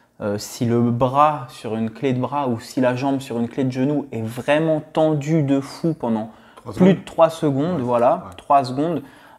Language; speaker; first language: French; native; French